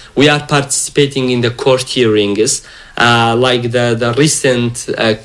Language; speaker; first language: English; non-native, fluent; Kurdish